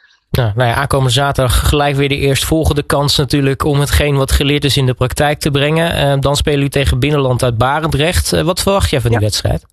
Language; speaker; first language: Dutch; native; Dutch